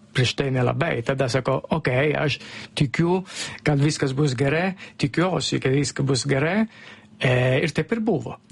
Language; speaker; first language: Lithuanian; non-native, learner; Italian